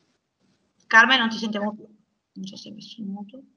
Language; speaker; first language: Italian; native; Italian